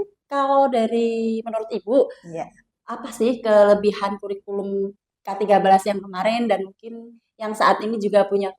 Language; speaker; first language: Indonesian; non-native, local second language; Javanese